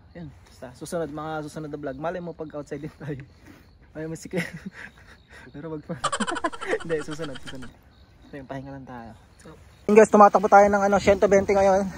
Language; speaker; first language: Filipino; native; Filipino